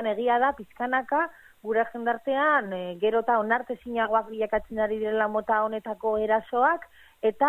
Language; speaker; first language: Basque; native; Basque